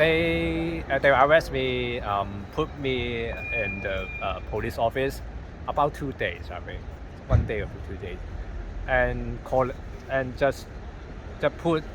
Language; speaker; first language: English; non-native, learner; Cantonese